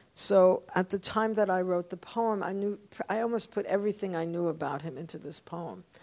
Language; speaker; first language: English; early bilingual, other home language; Polish